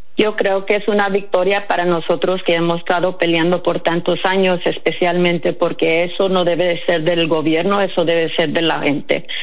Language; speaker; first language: Spanish; early bilingual, heritage; Spanish